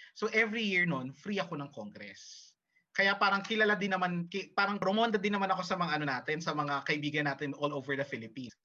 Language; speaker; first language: Filipino; early bilingual, heritage; Filipino